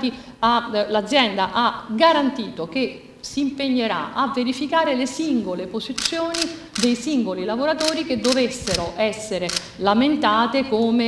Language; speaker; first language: Italian; native; Italian